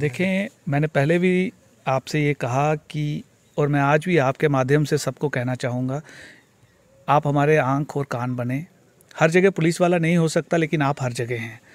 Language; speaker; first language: Hindi; native; Hindi